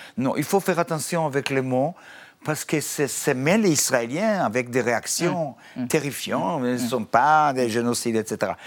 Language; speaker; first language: French; non-native, fluent; Hebrew